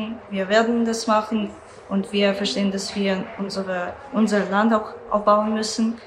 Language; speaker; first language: German; non-native, learner; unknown